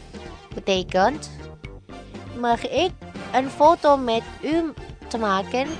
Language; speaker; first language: Dutch; non-native, fluent; Indonesian